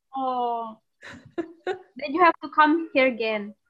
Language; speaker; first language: English; non-native, learner; Indonesian